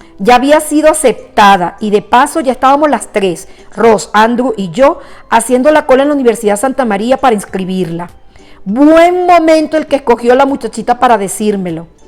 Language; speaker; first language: Spanish; native; Spanish